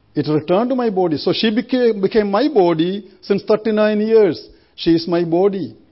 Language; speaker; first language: English; non-native, local second language; Malayalam